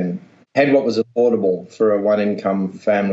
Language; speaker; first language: English; native; English